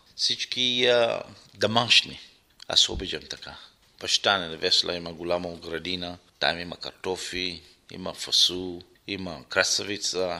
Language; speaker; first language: Bulgarian; non-native, local second language; Arabic